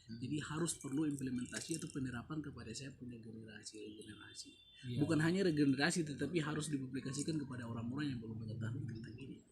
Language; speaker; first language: Indonesian; native; Indonesian